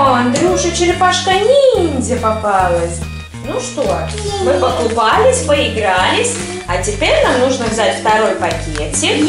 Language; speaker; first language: Russian; native; Russian